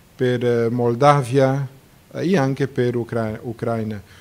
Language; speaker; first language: Italian; non-native, fluent; Portuguese